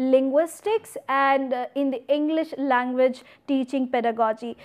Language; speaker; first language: English; non-native, local second language; Hindi